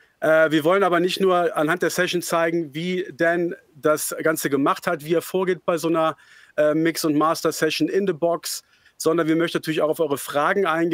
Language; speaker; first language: German; native; German